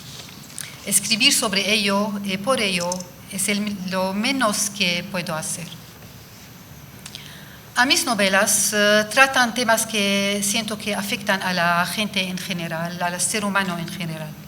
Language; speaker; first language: Spanish; non-native, fluent; Arabic